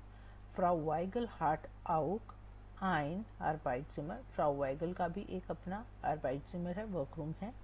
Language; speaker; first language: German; non-native, fluent; Hindi